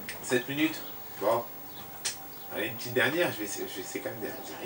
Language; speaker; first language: French; native; French